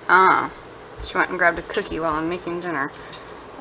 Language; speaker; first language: English; native; English